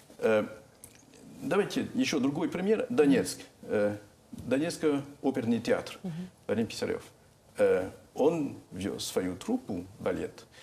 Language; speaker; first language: Russian; non-native, fluent; French